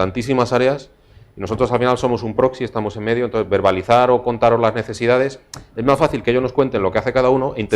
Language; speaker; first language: Spanish; native; Spanish